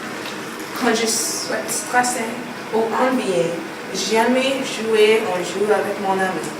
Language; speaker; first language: French; non-native, learner; English